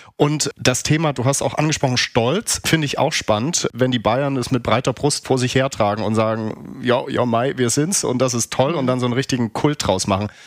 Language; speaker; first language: German; native; German